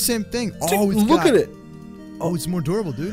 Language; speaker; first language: English; native; English